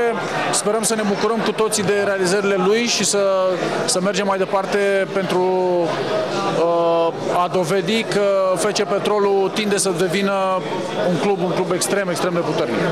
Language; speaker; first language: Romanian; native; Romanian